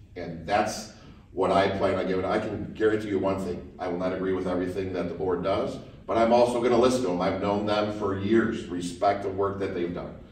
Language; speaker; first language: English; native; English